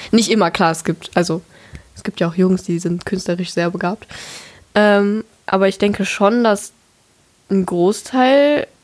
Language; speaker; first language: German; native; German